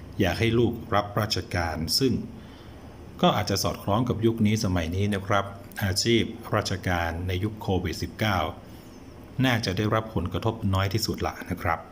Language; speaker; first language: Thai; native; Thai